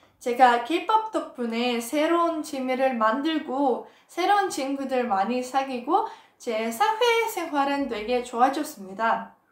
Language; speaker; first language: Korean; non-native, fluent; Russian